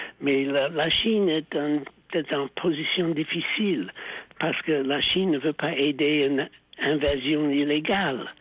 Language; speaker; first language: French; non-native, fluent; English